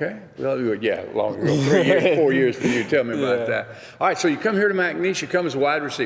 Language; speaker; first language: English; native; English